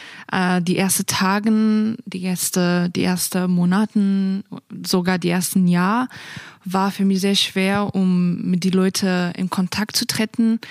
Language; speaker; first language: German; non-native, fluent; Persian